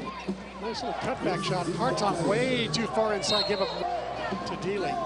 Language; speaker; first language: English; native; English